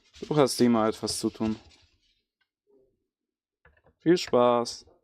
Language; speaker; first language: German; non-native, fluent; Polish